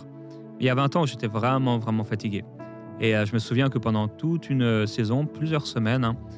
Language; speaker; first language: French; native; French